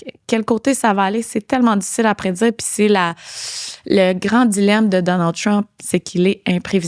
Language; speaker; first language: French; native; French